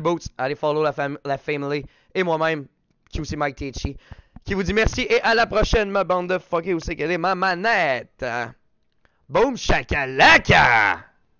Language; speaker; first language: French; native; French